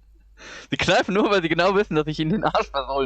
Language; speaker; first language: German; native; German